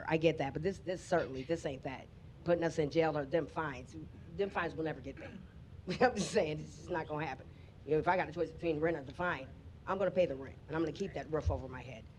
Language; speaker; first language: English; native; English